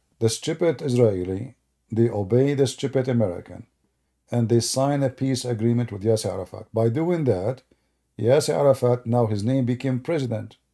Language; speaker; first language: English; non-native, fluent; Arabic